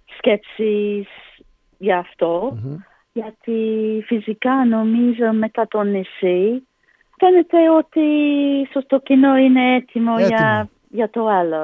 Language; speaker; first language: Greek; non-native, learner; English